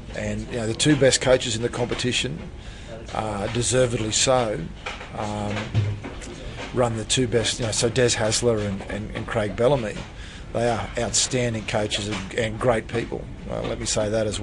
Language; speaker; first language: English; native; English